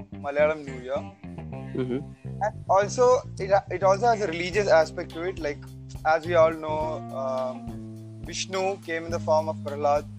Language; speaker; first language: English; non-native, local second language; Malayalam